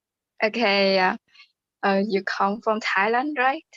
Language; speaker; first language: English; non-native, fluent; Vietnamese